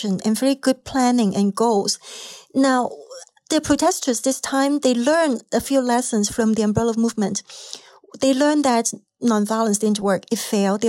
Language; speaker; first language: English; non-native, local second language; Cantonese